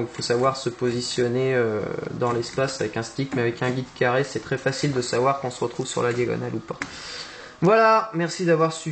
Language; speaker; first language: French; native; French